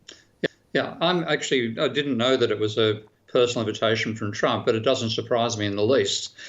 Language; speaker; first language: English; native; English